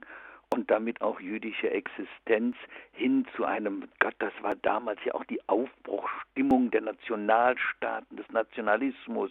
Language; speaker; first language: German; native; German